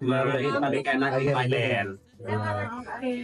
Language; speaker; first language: Indonesian; non-native, fluent; Thai